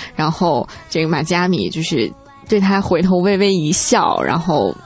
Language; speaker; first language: Chinese; native; Chinese